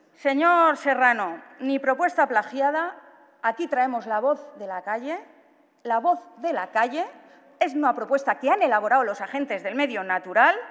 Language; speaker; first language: Spanish; native; Spanish